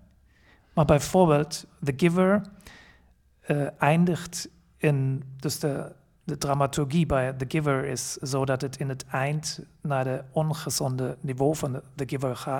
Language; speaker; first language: Dutch; non-native, fluent; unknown